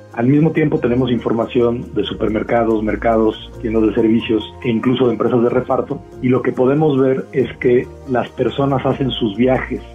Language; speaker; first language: Spanish; native; Spanish